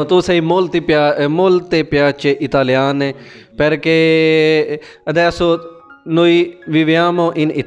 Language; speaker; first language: Italian; non-native, learner; Urdu